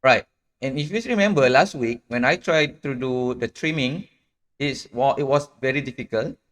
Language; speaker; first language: English; non-native, local second language; Malay